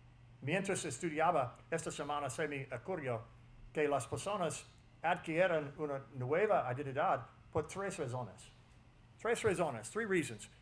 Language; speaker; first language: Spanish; non-native, fluent; English